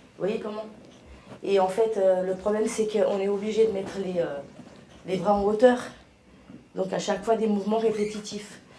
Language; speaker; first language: French; early bilingual, other home language; Portuguese